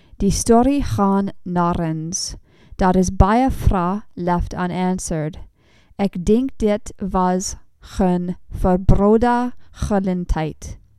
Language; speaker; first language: Afrikaans; non-native, learner; English